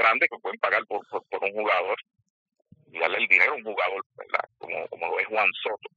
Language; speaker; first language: Spanish; native; Spanish